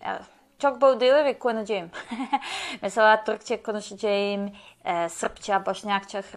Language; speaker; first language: Turkish; non-native, learner; Bosnian